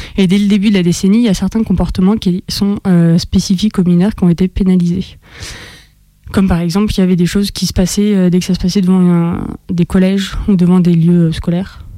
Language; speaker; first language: French; native; French